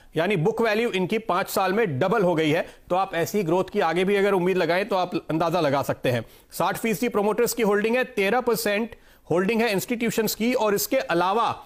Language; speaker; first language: Hindi; native; Hindi